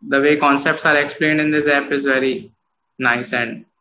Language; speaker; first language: English; non-native, local second language; Hindi